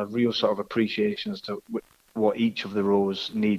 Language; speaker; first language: English; native; English